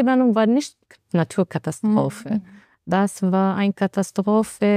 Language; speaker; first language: German; non-native, learner; Arabic